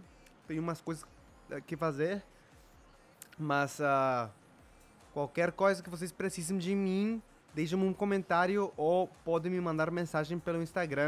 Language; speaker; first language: Portuguese; non-native, fluent; Spanish